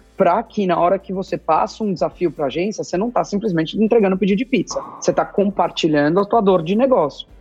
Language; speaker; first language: Portuguese; native; Portuguese